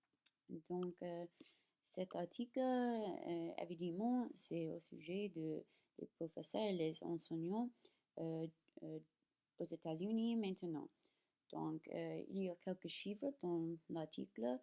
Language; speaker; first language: French; non-native, learner; English